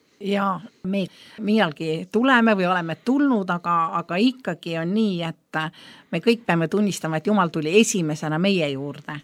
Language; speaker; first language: Estonian; native; Estonian